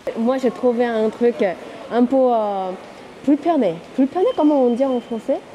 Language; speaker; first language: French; non-native, fluent; Korean